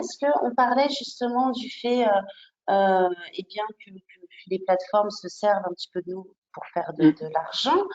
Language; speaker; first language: French; native; French